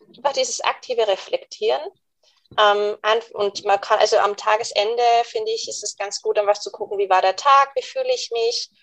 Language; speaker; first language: German; non-native, fluent; English